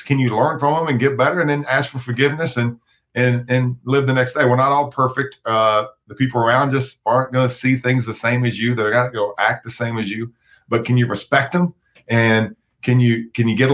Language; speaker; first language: English; native; English